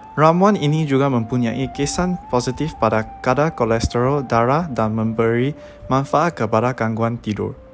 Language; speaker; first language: Malay; non-native, local second language; Tamil